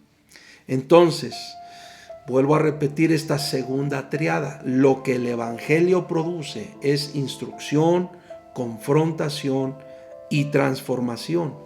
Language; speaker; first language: Spanish; native; Spanish